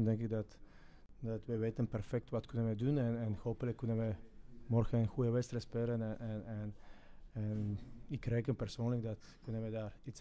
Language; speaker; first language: Dutch; non-native, fluent; Croatian